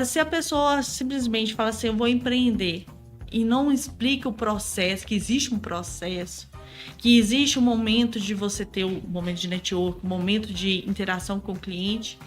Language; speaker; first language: Portuguese; native; Portuguese